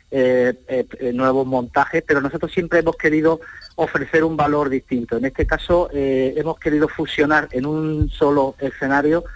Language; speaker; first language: Spanish; native; Spanish